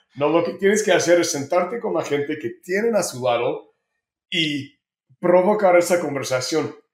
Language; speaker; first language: Spanish; non-native, fluent; English